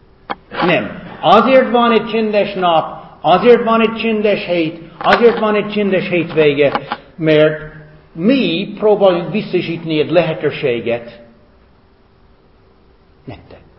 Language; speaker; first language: Hungarian; non-native, fluent; English